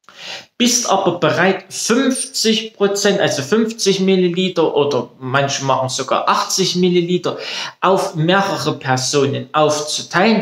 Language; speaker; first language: German; native; German